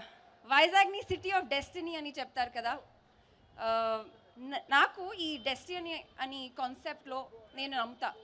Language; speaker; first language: Telugu; non-native, learner; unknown